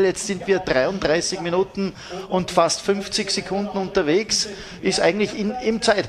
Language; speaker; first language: German; native; German